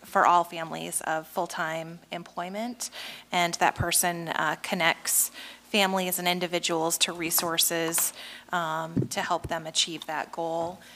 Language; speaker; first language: English; native; English